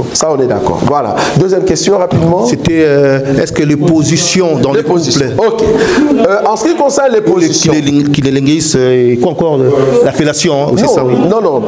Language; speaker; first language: French; non-native, local second language; Lingala